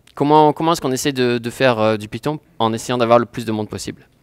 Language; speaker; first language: French; native; French